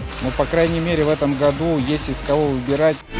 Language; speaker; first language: Russian; native; Russian